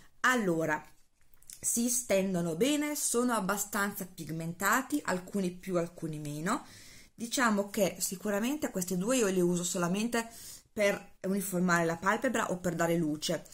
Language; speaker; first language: Italian; native; Italian